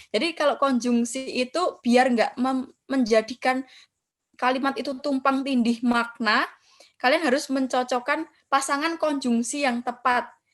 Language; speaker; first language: Indonesian; non-native, local second language; Javanese